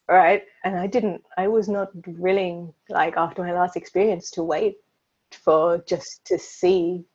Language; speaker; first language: English; native; English